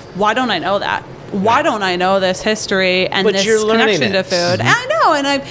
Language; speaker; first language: English; native; English